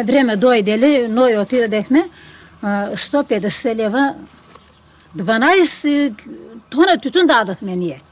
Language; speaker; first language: Bulgarian; non-native, local second language; Turkish